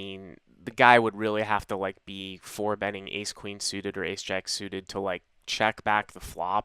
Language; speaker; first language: English; native; English